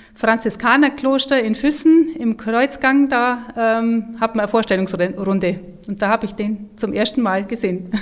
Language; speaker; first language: German; native; German